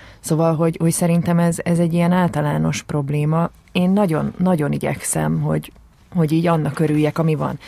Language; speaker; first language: Hungarian; native; Hungarian